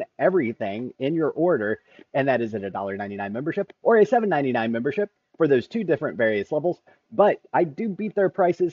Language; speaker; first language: English; native; English